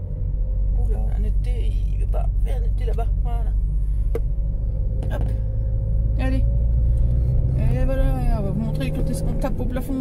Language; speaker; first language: French; native; French